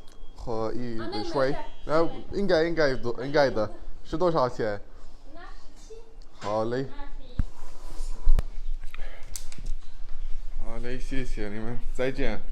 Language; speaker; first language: Chinese; non-native, learner; Chechen